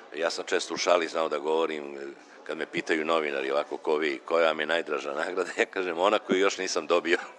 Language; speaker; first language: Serbian; non-native, local second language; Macedonian